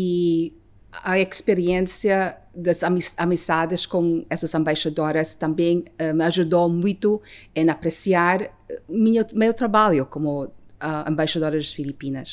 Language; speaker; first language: Portuguese; non-native, fluent; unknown